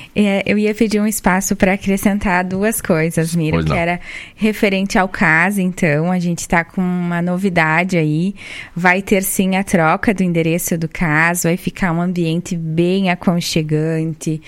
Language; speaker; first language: Portuguese; native; Portuguese